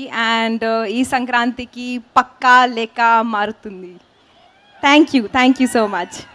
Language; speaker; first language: Telugu; non-native, learner; Hindi